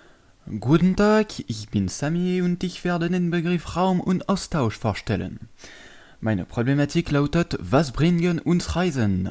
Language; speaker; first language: German; non-native, learner; French